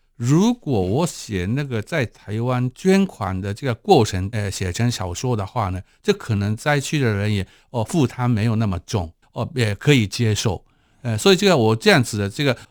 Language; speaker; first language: Chinese; non-native, fluent; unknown